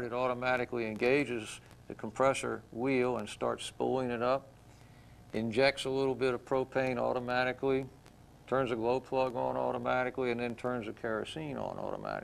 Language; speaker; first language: English; native; English